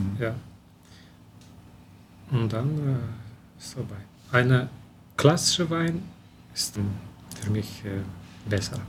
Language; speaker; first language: German; non-native, local second language; Romanian